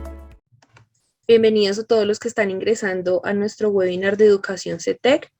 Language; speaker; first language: Spanish; native; Spanish